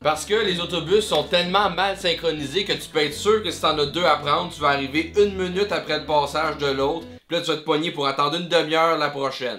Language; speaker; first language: French; native; French